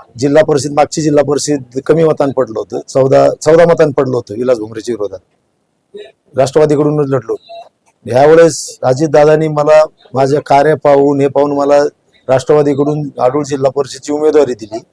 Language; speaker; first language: Marathi; non-native, local second language; Lambadi